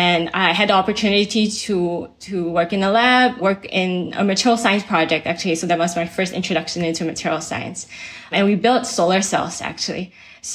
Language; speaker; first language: English; native; English